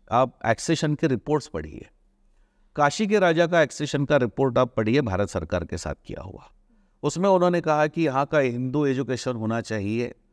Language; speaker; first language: Hindi; non-native, local second language; Marathi